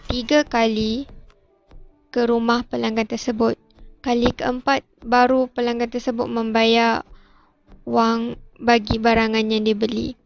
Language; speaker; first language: Malay; native; Malay